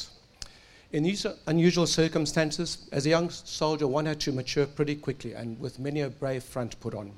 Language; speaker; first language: English; native; English